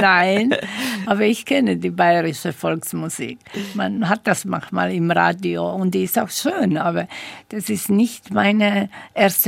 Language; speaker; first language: German; non-native, fluent; Slovak